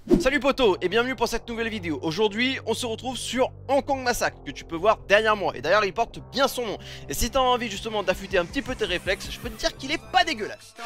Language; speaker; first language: French; native; French